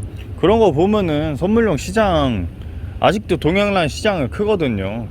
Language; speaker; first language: Korean; native; Korean